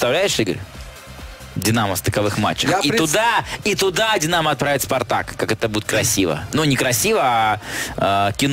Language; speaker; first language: Russian; native; Russian